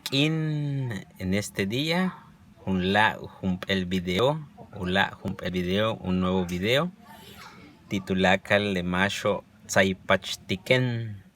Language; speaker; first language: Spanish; non-native, local second language; Yucateco